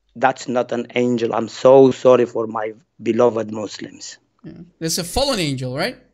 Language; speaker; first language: English; non-native, fluent; Romanian